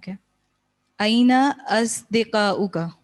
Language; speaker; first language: Arabic; non-native, learner; Urdu